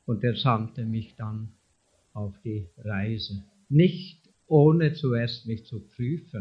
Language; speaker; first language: German; non-native, fluent; English